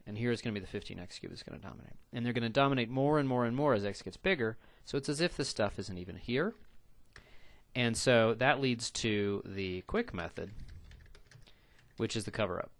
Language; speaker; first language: English; native; English